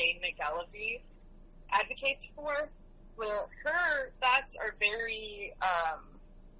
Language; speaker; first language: English; native; English